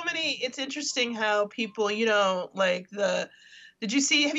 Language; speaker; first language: English; native; English